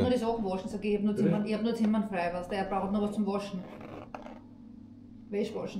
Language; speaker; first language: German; non-native, learner; Italian